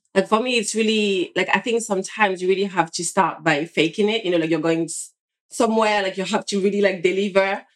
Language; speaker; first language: English; non-native, fluent; French